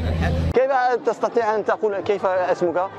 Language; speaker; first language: Arabic; early bilingual, heritage; Arabic